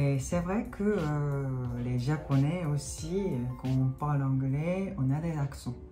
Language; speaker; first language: French; non-native, fluent; Japanese